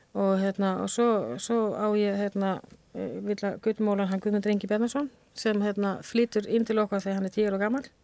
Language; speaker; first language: Icelandic; non-native, fluent; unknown